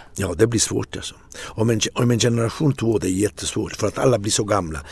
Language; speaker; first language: Swedish; non-native, fluent; Italian